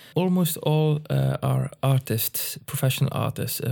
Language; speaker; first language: English; non-native, fluent; Dutch